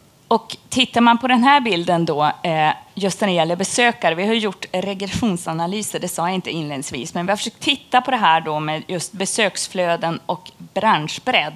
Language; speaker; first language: Swedish; native; Swedish